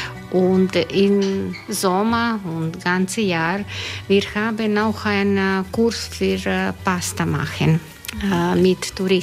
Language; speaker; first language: German; non-native, learner; Croatian